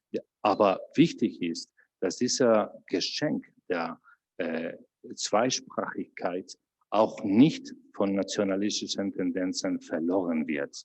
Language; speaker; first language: German; non-native, fluent; Spanish